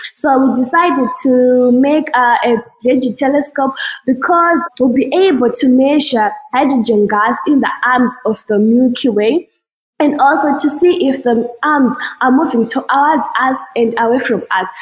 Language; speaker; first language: English; non-native, local second language; Shona